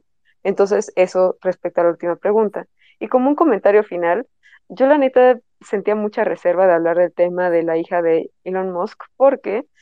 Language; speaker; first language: Spanish; native; Spanish